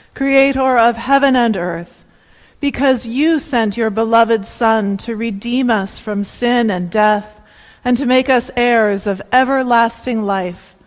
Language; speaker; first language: English; native; English